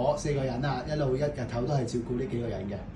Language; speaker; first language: Cantonese; native; Cantonese